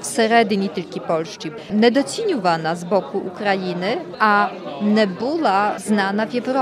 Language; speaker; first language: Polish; non-native, learner; Ukrainian